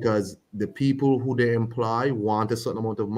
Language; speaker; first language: English; native; English